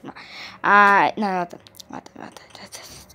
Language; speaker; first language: German; early bilingual, other home language; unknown